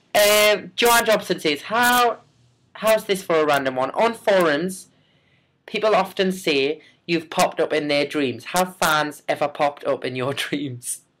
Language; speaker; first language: English; native; English